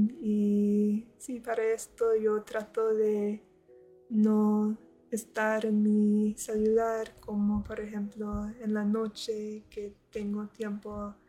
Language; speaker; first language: Spanish; non-native, learner; English